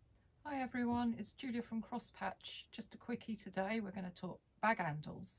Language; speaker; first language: English; native; English